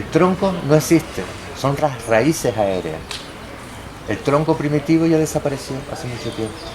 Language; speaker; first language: Spanish; native; Spanish